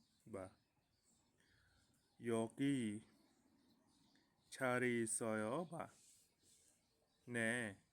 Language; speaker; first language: Korean; non-native, learner; Khmer